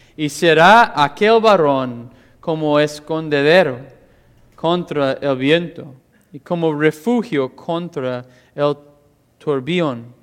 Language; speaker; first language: Spanish; non-native, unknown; English